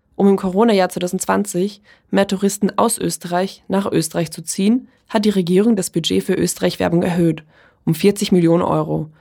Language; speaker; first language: German; early bilingual, other home language; Polish